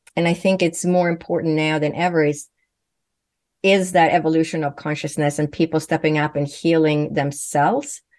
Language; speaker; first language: English; non-native, fluent; Swedish